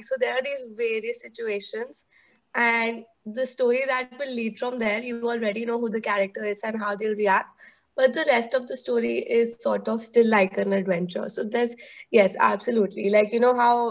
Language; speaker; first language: English; non-native, local second language; Hindi